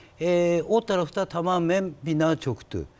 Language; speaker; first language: Turkish; non-native, learner; Japanese